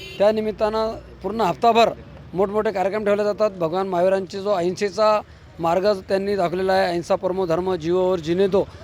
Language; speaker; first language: Marathi; native; Marathi